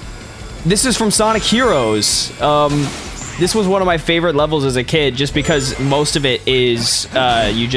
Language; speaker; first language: English; native; English